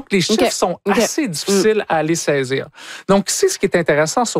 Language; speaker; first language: French; native; French